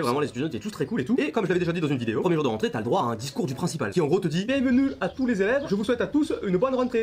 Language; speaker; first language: French; native; French